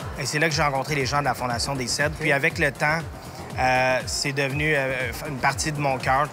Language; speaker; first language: French; native; French